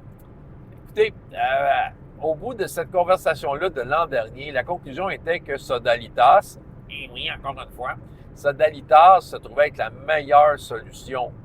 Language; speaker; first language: French; native; French